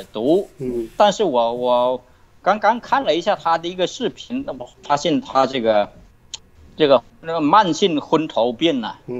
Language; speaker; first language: Chinese; native; Chinese